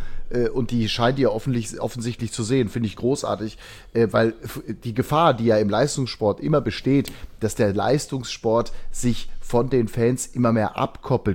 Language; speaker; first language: German; native; German